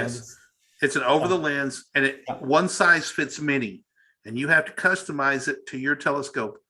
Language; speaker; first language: English; native; English